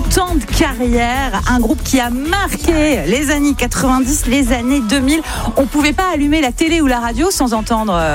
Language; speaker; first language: French; native; French